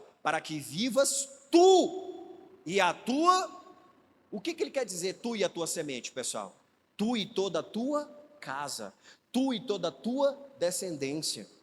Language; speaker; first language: Portuguese; native; Portuguese